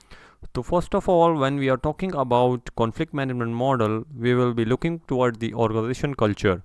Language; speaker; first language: English; non-native, local second language; Urdu